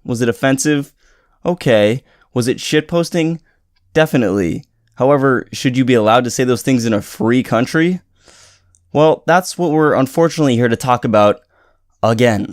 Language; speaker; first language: English; native; English